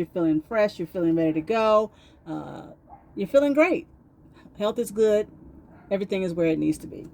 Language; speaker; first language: English; native; English